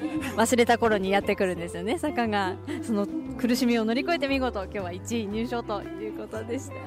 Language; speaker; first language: Japanese; native; Japanese